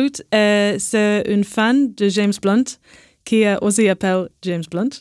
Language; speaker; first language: French; non-native, learner; English